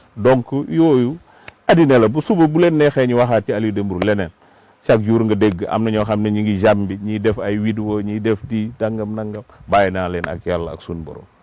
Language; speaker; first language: Wolof; non-native, local second language; Fula